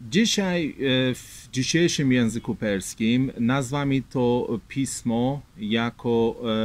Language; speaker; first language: Polish; non-native, fluent; Persian